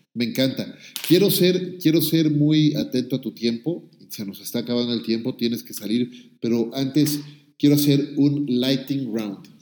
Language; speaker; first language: Spanish; native; Spanish